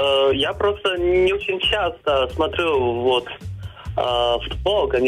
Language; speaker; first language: Russian; non-native, fluent; Chinese